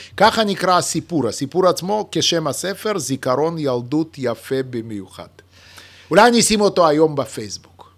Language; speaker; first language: Hebrew; non-native, fluent; Yiddish